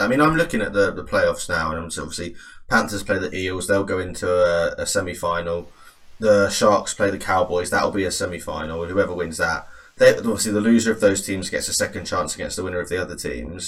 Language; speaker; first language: English; native; English